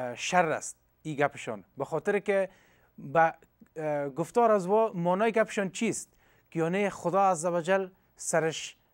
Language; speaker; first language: Persian; non-native, local second language; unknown